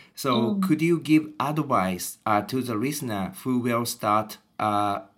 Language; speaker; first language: English; non-native, learner; Japanese